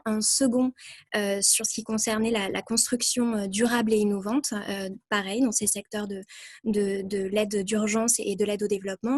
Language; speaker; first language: French; native; French